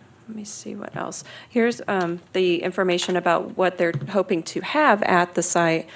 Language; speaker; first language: English; native; English